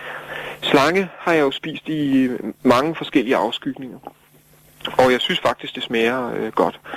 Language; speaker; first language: Danish; native; Danish